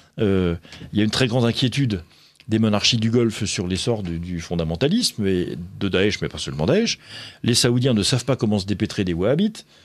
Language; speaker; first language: French; native; French